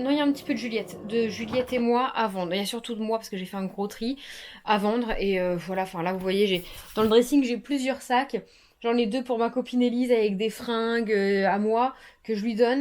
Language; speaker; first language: French; native; French